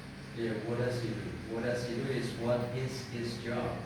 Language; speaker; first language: English; non-native, fluent; Indonesian